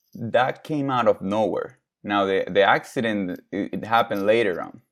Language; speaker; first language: English; non-native, fluent; Spanish